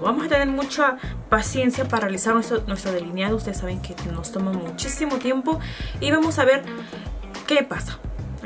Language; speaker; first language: Spanish; native; Spanish